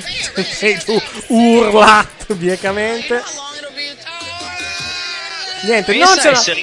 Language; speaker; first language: Italian; native; Italian